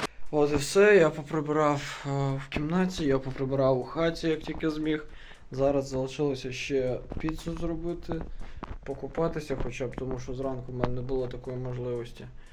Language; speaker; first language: Ukrainian; non-native, local second language; Russian